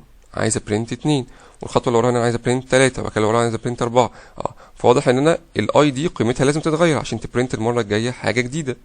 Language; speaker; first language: Arabic; native; Arabic